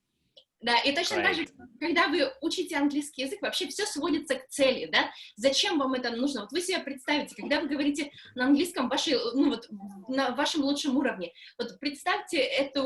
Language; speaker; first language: Russian; native; Russian